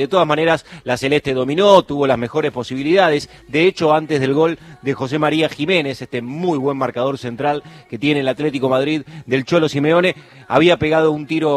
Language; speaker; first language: Spanish; native; Spanish